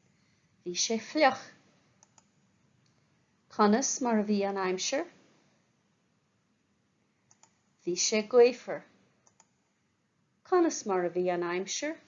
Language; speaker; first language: Irish; non-native, local second language; English